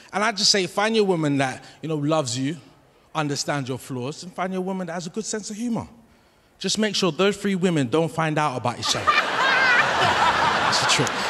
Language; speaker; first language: English; native; English